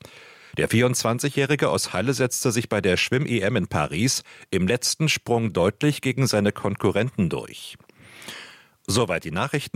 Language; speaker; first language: German; native; German